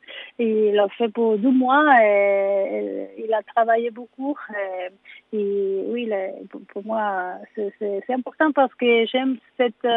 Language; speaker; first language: French; non-native, learner; Spanish